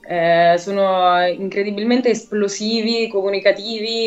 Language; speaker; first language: Italian; native; Italian